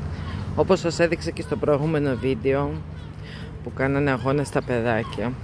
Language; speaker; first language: Greek; non-native, fluent; Russian